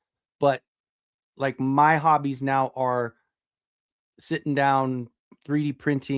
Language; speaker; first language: English; native; English